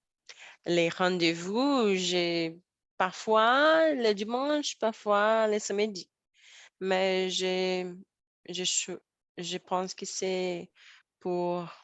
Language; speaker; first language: French; non-native, learner; Portuguese